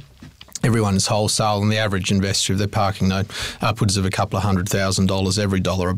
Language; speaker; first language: English; native; English